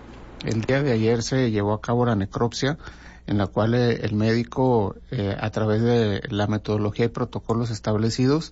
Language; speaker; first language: Spanish; native; Spanish